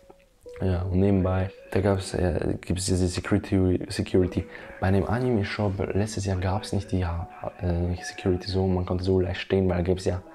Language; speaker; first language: German; native; German